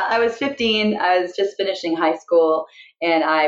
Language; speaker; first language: English; native; English